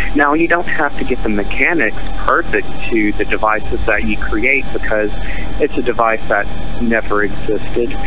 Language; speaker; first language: English; native; English